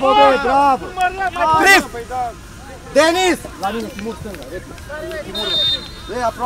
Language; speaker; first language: Romanian; native; Romanian